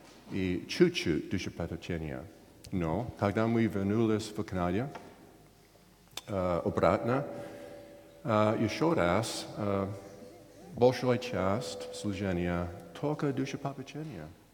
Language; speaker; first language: Russian; non-native, learner; English